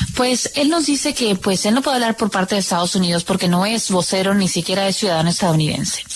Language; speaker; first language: Spanish; native; Spanish